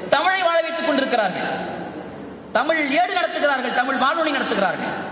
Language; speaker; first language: Tamil; early bilingual, heritage; Tamil